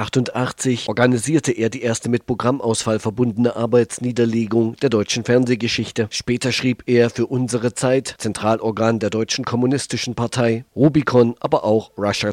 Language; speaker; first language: German; native; German